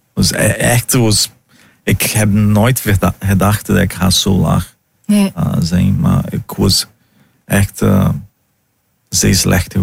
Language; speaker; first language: Dutch; non-native, learner; Portuguese